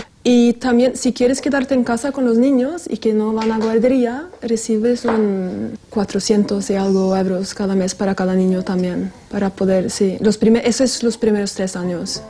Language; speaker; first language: Spanish; non-native, fluent; Norwegian